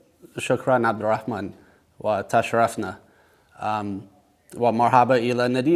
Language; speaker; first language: Arabic; non-native, learner; English